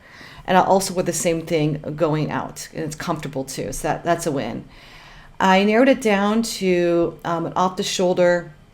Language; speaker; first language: English; native; English